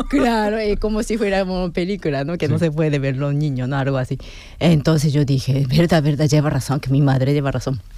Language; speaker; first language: Spanish; non-native, fluent; Japanese